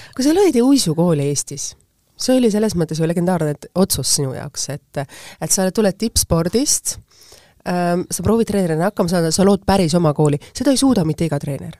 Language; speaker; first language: Estonian; native; Estonian